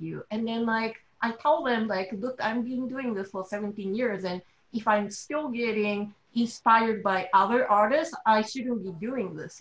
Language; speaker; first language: English; non-native, fluent; Japanese